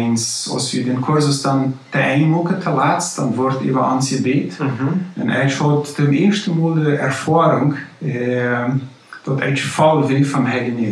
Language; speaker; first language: German; non-native, learner; Plautdietsch